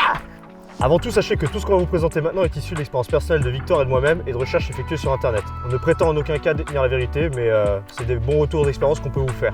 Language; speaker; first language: French; native; French